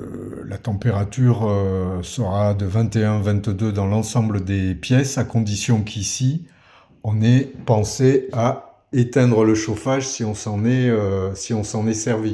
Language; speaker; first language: French; native; French